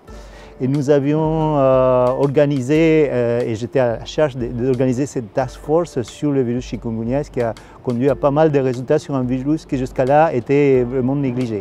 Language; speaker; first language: French; non-native, fluent; Spanish